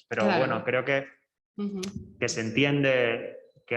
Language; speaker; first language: Spanish; native; Spanish